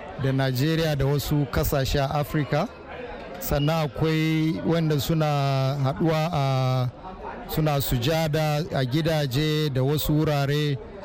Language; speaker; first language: Hausa; non-native, local second language; Fula